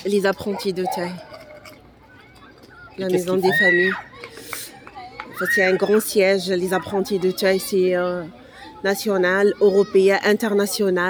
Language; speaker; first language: French; non-native, local second language; Arabic